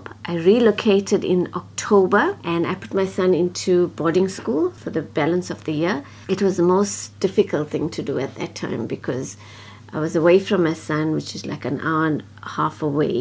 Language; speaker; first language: English; native; English